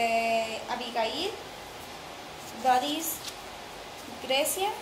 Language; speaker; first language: English; non-native, learner; Spanish